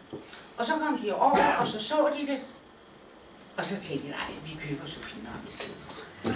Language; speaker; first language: Danish; native; Danish